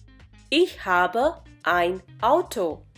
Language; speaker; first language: German; non-native, fluent; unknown